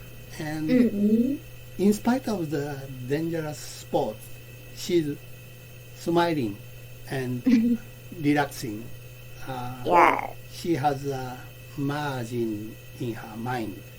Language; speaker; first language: English; non-native, learner; Japanese